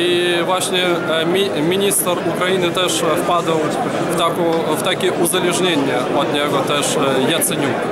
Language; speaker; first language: Polish; non-native, fluent; Ukrainian